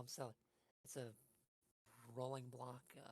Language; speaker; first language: English; native; English